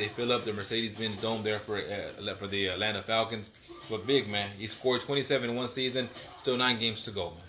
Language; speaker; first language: English; early bilingual, other home language; Spanish